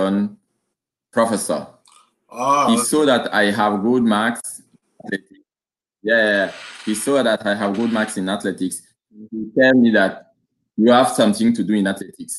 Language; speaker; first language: English; non-native, learner; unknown